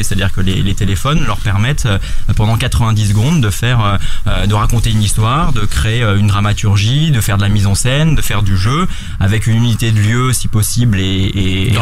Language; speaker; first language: French; native; French